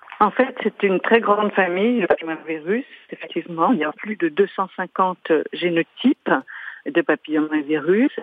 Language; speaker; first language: French; native; French